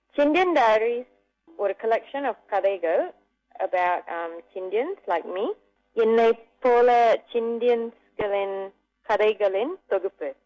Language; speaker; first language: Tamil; non-native, local second language; English